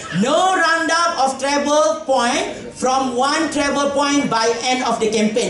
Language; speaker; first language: English; non-native, local second language; Malay